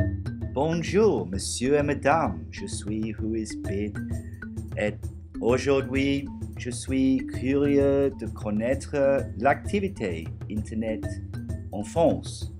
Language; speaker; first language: French; non-native, learner; English